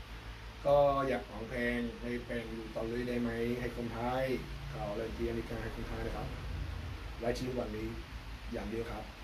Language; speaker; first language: Thai; non-native, learner; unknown